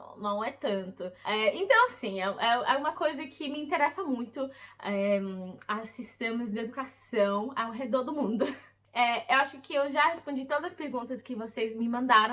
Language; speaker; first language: Portuguese; early bilingual, heritage; English